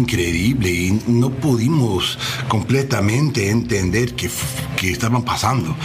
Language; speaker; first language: Spanish; non-native, learner; English